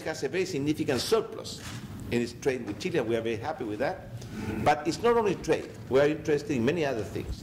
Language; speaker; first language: English; non-native, fluent; Spanish